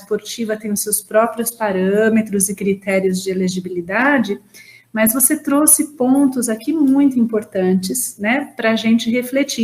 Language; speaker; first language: Portuguese; native; Portuguese